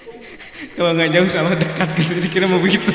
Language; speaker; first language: Indonesian; native; Indonesian